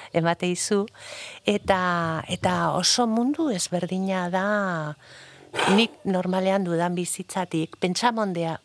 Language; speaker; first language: Basque; non-native, local second language; Spanish